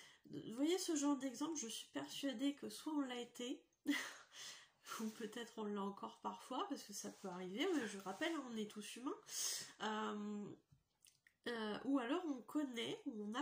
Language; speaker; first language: French; native; French